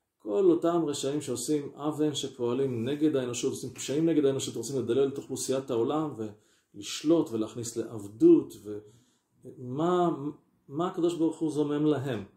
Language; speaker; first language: Hebrew; native; Hebrew